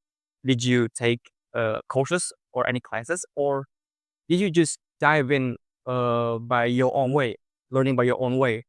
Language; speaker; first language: English; non-native, fluent; Indonesian